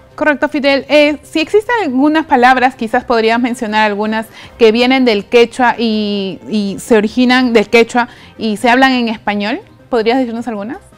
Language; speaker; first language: Spanish; native; Spanish